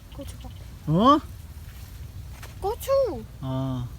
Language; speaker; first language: Korean; non-native, learner; Khmer